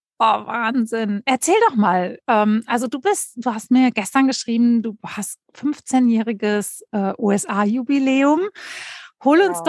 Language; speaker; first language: German; native; German